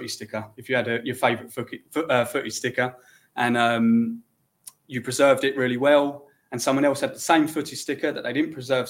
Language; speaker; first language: English; native; English